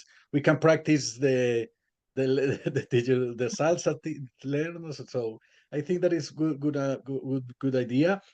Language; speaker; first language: English; non-native, learner; Spanish